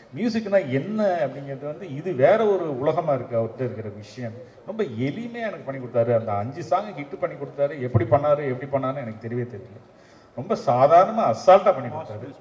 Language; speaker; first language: Tamil; native; Tamil